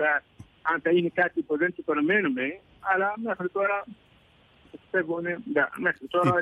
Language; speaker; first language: Greek; non-native, learner; Arabic